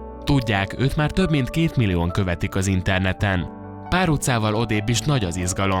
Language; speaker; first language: Hungarian; native; Hungarian